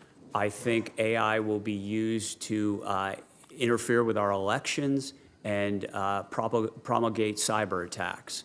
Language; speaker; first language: English; native; English